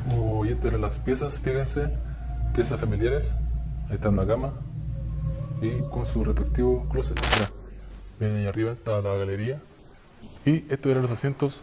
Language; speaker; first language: Spanish; native; Spanish